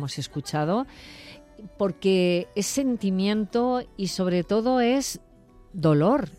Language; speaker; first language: Spanish; native; Spanish